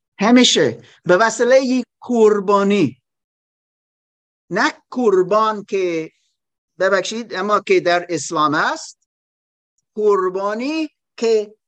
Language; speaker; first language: Persian; non-native, learner; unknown